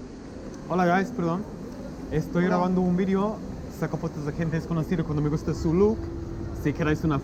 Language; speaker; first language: Spanish; non-native, learner; English